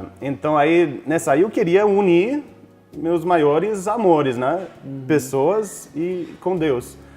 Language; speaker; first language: Portuguese; non-native, fluent; English